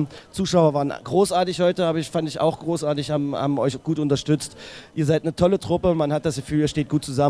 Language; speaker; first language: German; native; German